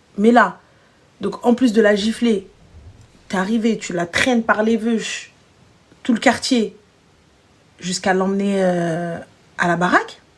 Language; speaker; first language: French; native; French